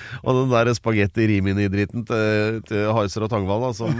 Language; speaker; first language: Norwegian; native; Norwegian